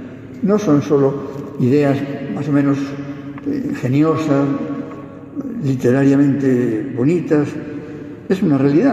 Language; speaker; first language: Spanish; native; Spanish